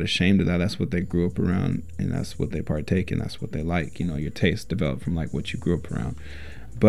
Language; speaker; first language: English; native; English